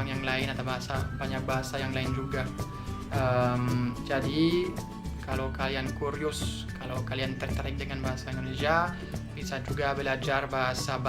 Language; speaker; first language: Indonesian; non-native, fluent; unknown